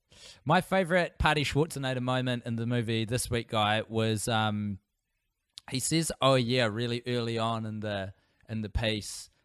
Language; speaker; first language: English; native; English